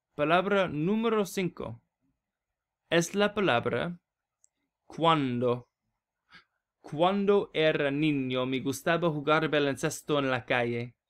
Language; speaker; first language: Spanish; non-native, learner; English